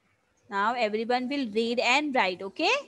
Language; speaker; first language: English; non-native, local second language; Hindi